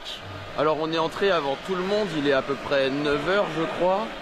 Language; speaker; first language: French; native; French